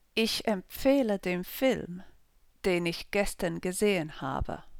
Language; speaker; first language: German; non-native, fluent; English